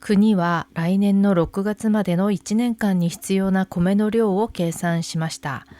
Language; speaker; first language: Japanese; non-native, fluent; Korean